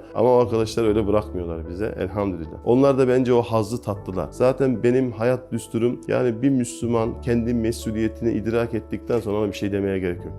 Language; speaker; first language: Turkish; native; Turkish